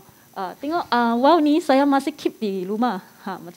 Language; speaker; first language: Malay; non-native, local second language; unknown